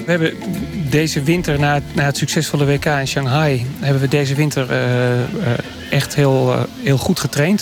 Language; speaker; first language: Dutch; native; Dutch